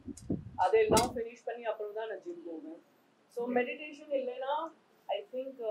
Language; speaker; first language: Tamil; non-native, local second language; Gujarati